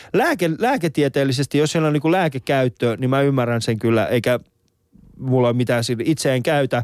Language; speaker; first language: Finnish; early bilingual, other home language; Persian